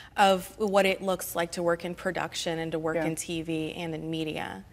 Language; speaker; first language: English; native; English